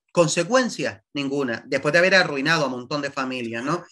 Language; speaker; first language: Spanish; native; Spanish